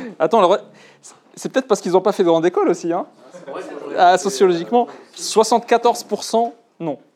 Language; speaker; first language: French; non-native, local second language; Arabic